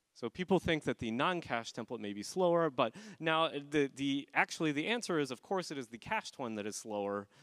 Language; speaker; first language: English; native; English